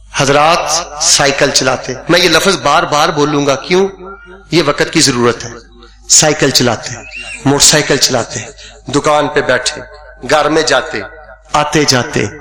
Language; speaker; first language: Urdu; non-native, local second language; Punjabi